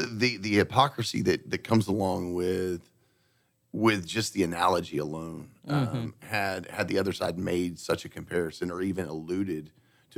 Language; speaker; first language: English; native; English